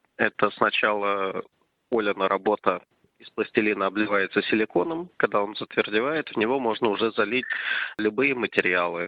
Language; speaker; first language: Russian; native; Russian